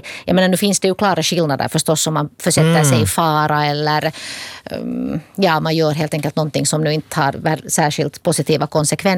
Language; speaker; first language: Swedish; native; Swedish